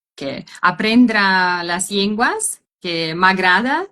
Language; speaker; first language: Catalan; non-native, learner; Russian